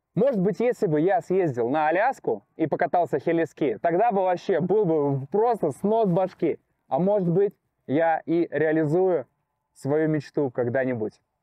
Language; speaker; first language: Russian; native; Russian